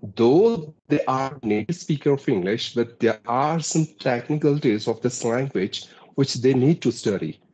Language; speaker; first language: English; non-native, local second language; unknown